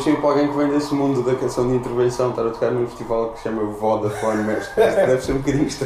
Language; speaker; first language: Portuguese; native; Portuguese